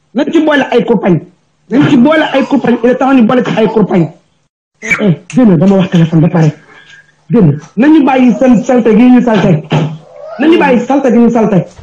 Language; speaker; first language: Wolof; native; Wolof